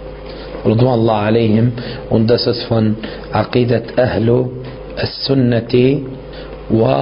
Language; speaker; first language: German; non-native, fluent; Arabic